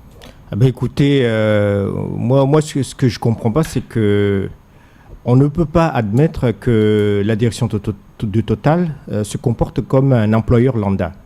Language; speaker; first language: French; non-native, local second language; Comorian